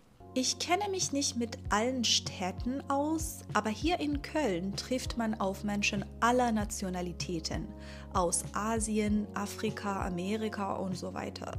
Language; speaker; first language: German; non-native, fluent; Persian